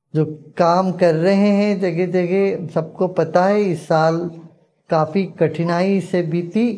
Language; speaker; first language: Hindi; non-native, local second language; Tamil